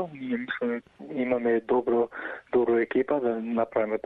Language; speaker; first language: Macedonian; early bilingual, heritage; Macedonian